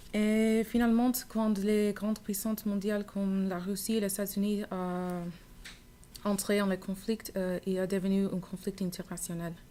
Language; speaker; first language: French; non-native, learner; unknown